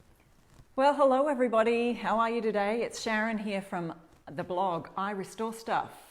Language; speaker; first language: English; native; English